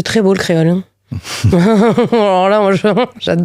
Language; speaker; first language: French; native; French